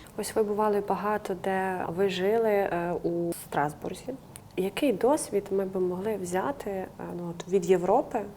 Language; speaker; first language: Ukrainian; non-native, local second language; Romany